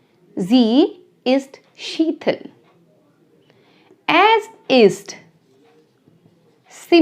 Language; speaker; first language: German; non-native, fluent; Hindi